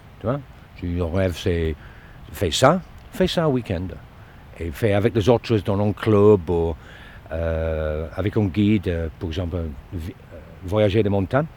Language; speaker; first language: French; non-native, learner; English